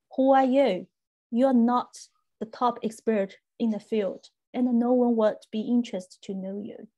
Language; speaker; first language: English; non-native, fluent; Chinese